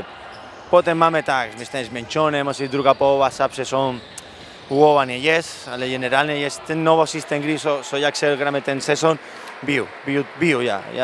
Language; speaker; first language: Polish; non-native, learner; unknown